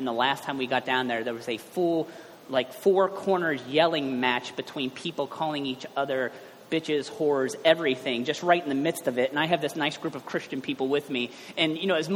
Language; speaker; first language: English; native; English